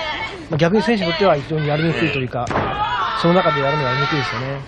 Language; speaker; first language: Japanese; native; Japanese